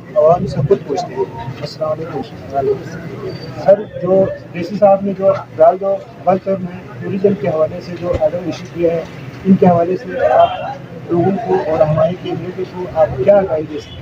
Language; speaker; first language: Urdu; non-native, local second language; Balti